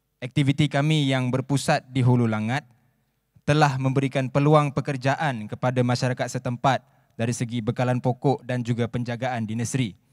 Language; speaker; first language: Malay; native; Malay